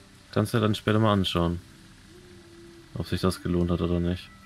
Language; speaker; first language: German; native; German